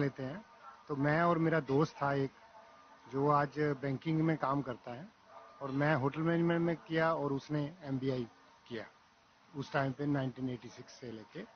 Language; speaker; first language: Hindi; native; Hindi